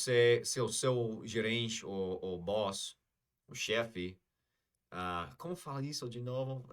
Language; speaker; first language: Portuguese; non-native, fluent; English